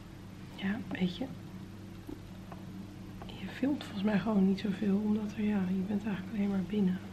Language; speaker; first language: Dutch; native; Dutch